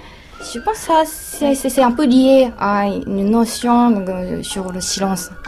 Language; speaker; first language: French; non-native, fluent; Japanese